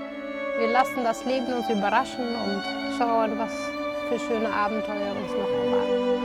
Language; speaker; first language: German; non-native, fluent; Dutch